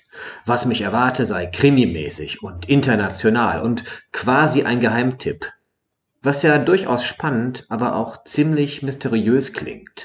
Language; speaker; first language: German; native; German